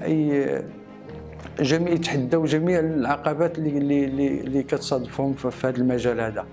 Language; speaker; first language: Arabic; native; Arabic